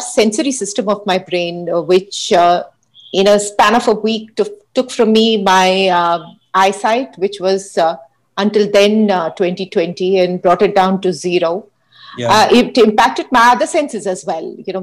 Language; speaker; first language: English; non-native, local second language; Hindi